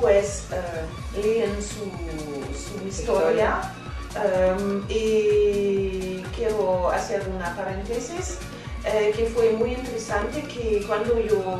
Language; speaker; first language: Spanish; non-native, fluent; German